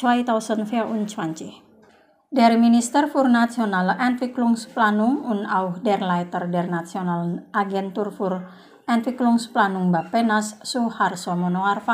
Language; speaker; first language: German; non-native, fluent; Indonesian